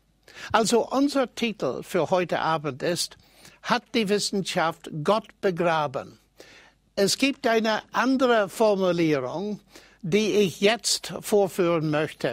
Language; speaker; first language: German; non-native, fluent; English